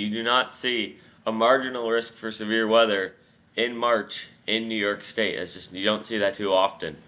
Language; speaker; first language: English; native; English